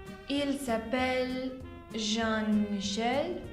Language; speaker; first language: French; non-native, learner; Spanish